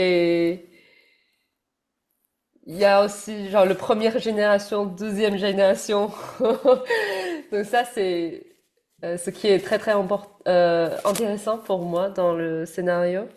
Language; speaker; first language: French; non-native, fluent; Chinese